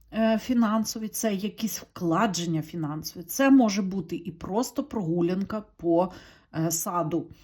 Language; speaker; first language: Ukrainian; non-native, local second language; Russian